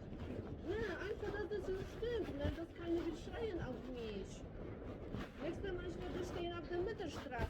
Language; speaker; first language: German; non-native, learner; Polish